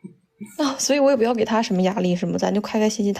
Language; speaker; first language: Chinese; native; Chinese